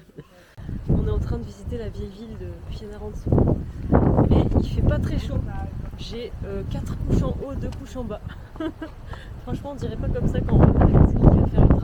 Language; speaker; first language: French; native; French